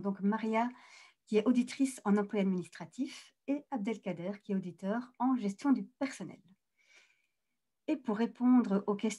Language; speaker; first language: French; native; French